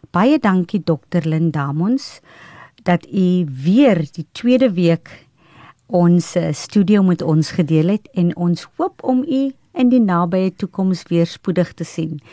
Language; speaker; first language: Afrikaans; native; Afrikaans